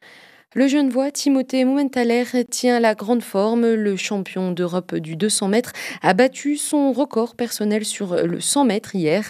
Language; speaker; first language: French; native; French